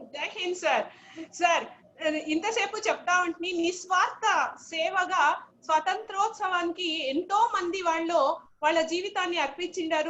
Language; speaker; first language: Telugu; non-native, local second language; Kannada